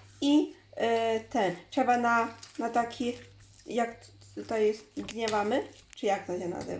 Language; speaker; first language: Polish; non-native, learner; Chinese